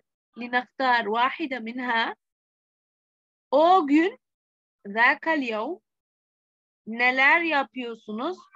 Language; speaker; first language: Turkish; non-native, fluent; Arabic